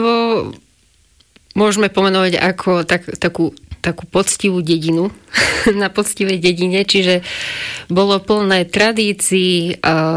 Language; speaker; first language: Slovak; non-native, local second language; Rusyn